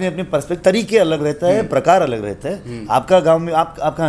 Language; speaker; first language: Hindi; non-native, local second language; Kannada